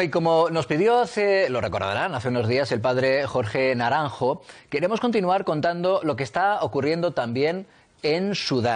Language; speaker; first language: Spanish; native; Spanish